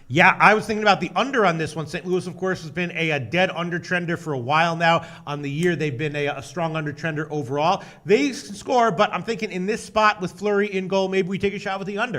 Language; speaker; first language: English; native; English